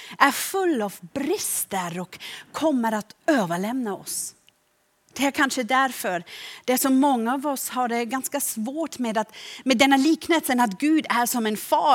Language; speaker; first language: Swedish; non-native, fluent; German